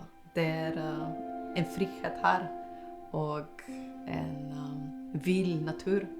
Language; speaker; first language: Norwegian; non-native, fluent; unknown